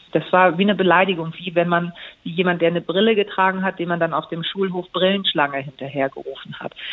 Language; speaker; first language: German; early bilingual, other home language; Greek